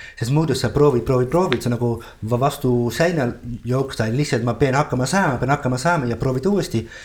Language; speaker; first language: Estonian; non-native, fluent; Dutch